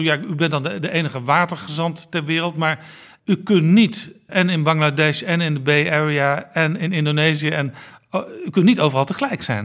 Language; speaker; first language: Dutch; native; Dutch